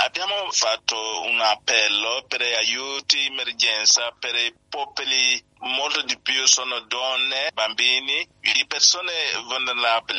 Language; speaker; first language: Italian; non-native, learner; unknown